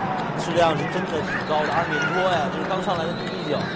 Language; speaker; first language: Chinese; native; Chinese